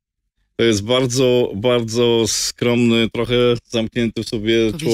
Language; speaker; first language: Polish; native; Polish